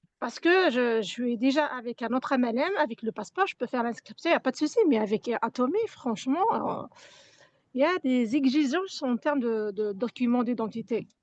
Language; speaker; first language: French; non-native, local second language; Arabic